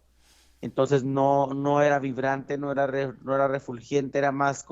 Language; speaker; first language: Spanish; native; Spanish